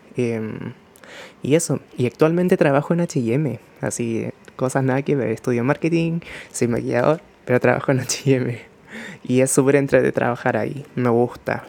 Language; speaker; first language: Spanish; early bilingual, other home language; Japanese